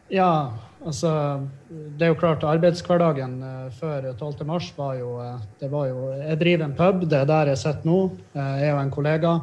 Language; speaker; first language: Norwegian; native; Norwegian